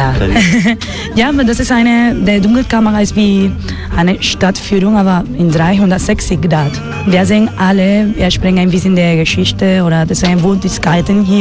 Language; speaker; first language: German; non-native, fluent; Spanish